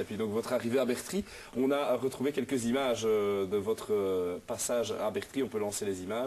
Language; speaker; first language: French; native; French